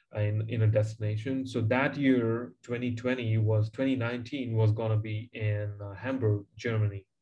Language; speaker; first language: English; non-native, local second language; Tamil